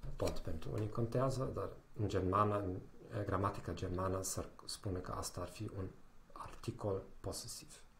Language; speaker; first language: Romanian; non-native, fluent; German